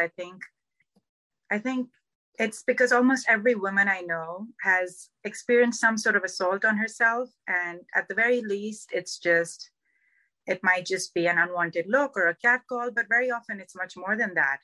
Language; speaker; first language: English; non-native, local second language; Urdu